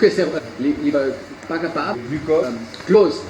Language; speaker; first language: French; non-native, learner; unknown